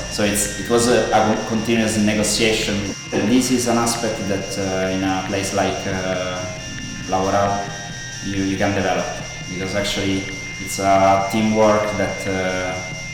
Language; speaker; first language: English; non-native, fluent; Italian